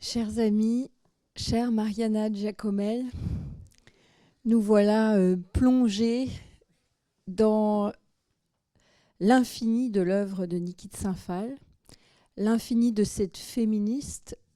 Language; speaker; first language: French; native; French